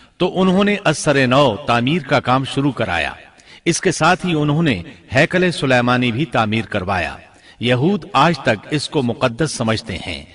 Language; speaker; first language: Urdu; native; Urdu